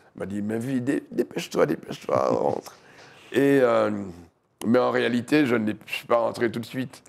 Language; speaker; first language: French; native; French